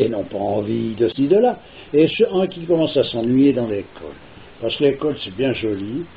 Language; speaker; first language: French; native; French